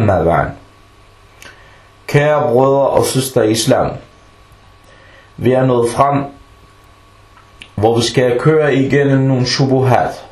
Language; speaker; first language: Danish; early bilingual, other home language; Arabic